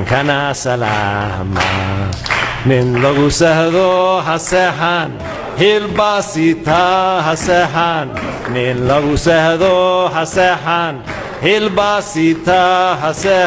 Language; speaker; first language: Somali; non-native, fluent; English